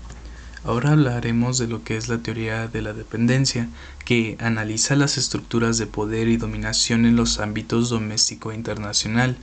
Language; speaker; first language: Spanish; native; Spanish